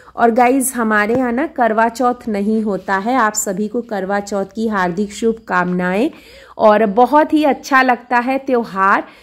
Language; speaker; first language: Hindi; native; Hindi